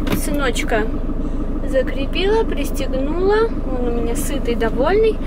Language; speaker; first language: Russian; native; Russian